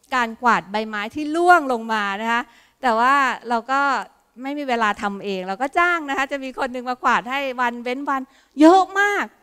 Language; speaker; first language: Thai; native; Thai